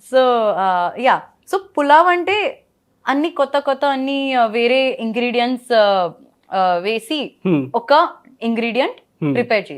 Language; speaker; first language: Telugu; non-native, learner; Gujarati